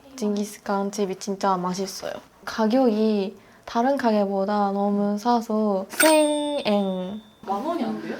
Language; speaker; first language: Korean; non-native, fluent; Japanese